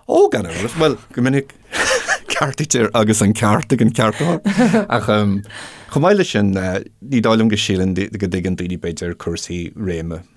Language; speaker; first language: Irish; non-native, local second language; English